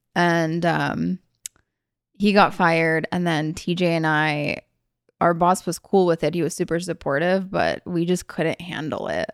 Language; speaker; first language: English; early bilingual, other home language; Hungarian